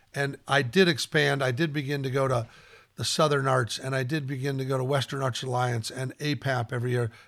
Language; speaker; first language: English; native; English